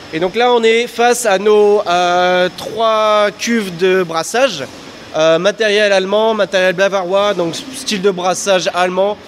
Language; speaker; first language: French; native; French